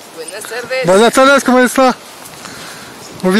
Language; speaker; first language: Spanish; non-native, learner; French